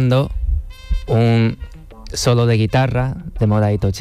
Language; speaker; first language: Spanish; non-native, fluent; Chinese